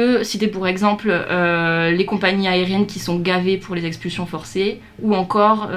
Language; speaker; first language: French; native; French